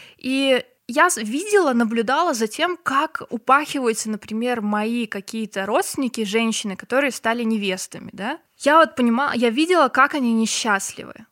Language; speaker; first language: Russian; non-native, local second language; Turkmen